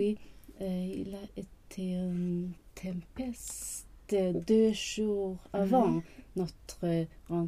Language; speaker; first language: French; non-native, learner; Swedish